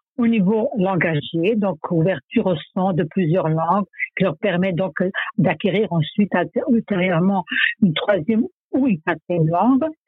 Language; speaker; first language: French; non-native, fluent; Serbian